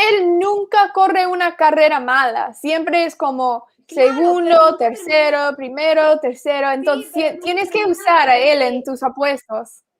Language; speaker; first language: Spanish; non-native, fluent; English